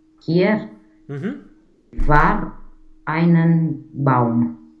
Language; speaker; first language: German; non-native, learner; Romanian